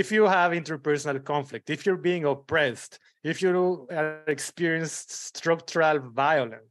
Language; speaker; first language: English; early bilingual, other home language; Spanish